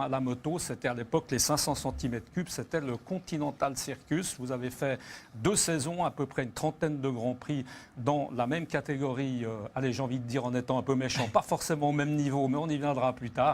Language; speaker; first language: French; native; French